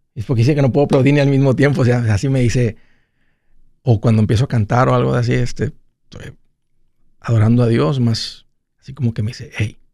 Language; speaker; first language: Spanish; native; Spanish